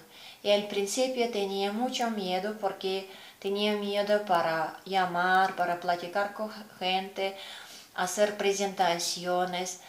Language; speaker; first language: Spanish; non-native, learner; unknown